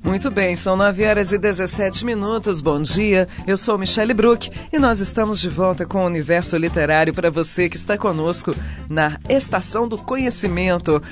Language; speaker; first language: Portuguese; native; Portuguese